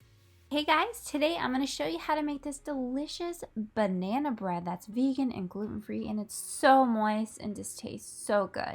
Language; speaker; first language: English; native; English